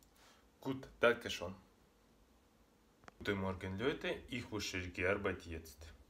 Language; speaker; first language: German; non-native, learner; Russian